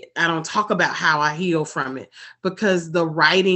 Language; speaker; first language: English; native; English